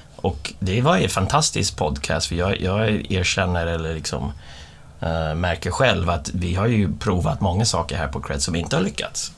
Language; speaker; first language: Swedish; non-native, fluent; English